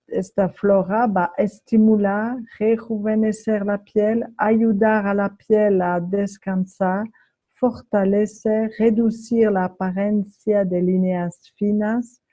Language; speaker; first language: Spanish; non-native, fluent; French